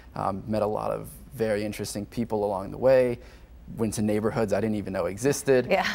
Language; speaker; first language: English; native; English